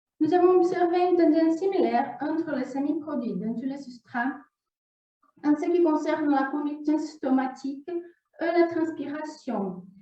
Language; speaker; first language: French; non-native, fluent; Portuguese